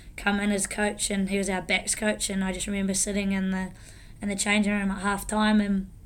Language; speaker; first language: English; native; English